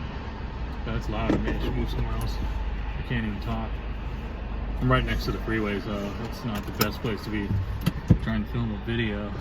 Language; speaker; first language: English; native; English